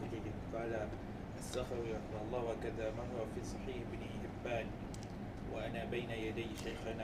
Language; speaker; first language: Arabic; non-native, learner; Malay